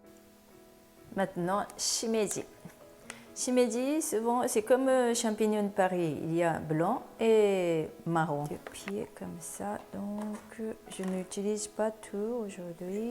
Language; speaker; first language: French; non-native, learner; Japanese